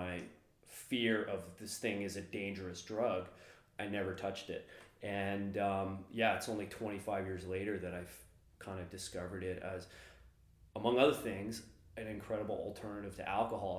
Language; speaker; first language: English; native; English